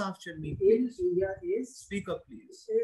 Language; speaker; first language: English; non-native, local second language; Hindi